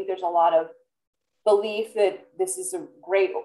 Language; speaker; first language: English; native; English